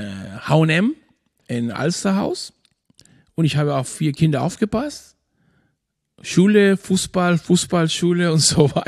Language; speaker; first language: German; non-native, fluent; Spanish